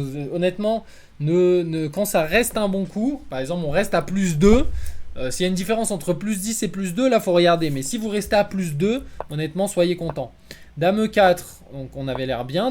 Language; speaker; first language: French; native; French